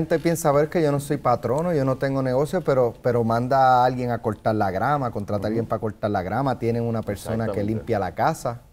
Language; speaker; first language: Spanish; native; Spanish